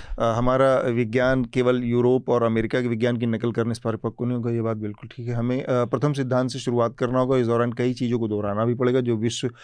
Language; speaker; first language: Hindi; native; Hindi